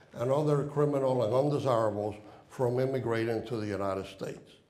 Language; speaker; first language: English; non-native, fluent; Spanish